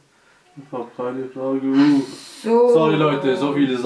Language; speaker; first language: German; early bilingual, other home language; Albanian